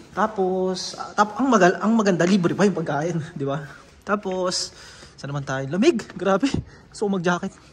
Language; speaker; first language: Filipino; native; Filipino